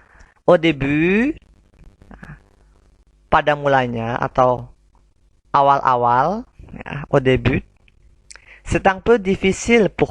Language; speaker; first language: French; non-native, fluent; Indonesian